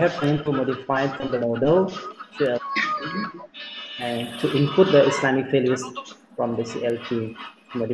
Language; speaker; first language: English; non-native, learner; Indonesian